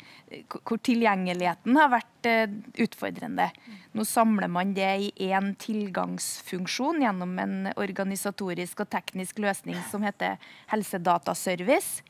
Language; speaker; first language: Norwegian; native; Norwegian